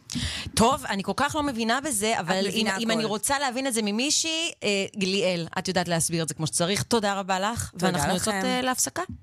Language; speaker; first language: Hebrew; native; Hebrew